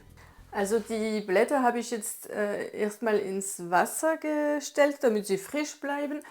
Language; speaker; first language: German; non-native, fluent; French